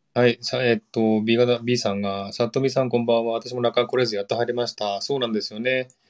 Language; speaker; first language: Japanese; non-native, fluent; Korean